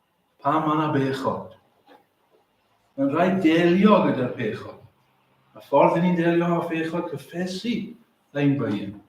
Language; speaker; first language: Welsh; native; Welsh